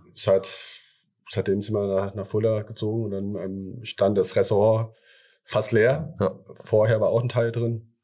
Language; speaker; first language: German; early bilingual, other home language; Thai